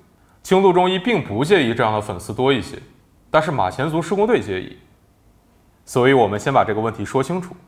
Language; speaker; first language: Chinese; native; Chinese